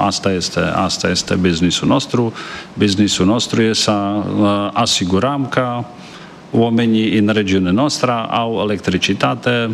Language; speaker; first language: Romanian; non-native, fluent; Czech